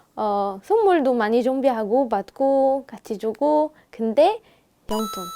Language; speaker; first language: Korean; non-native, fluent; Arabic